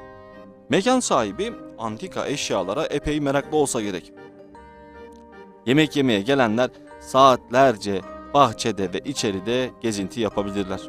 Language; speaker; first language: Turkish; native; Turkish